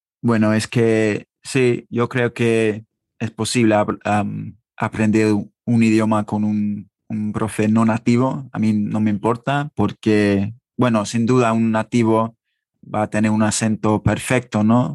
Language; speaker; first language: Spanish; non-native, fluent; English